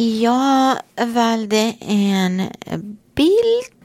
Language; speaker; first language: Swedish; non-native, fluent; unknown